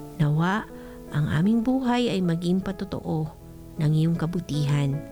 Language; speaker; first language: Filipino; non-native, local second language; Bikol